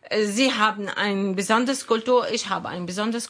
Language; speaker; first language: German; non-native, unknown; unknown